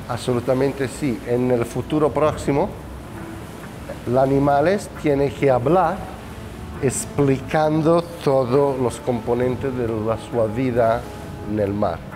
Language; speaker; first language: Spanish; non-native, learner; Italian